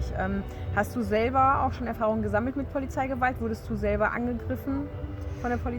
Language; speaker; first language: German; native; German